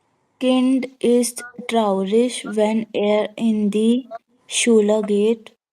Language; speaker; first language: German; non-native, learner; Hindi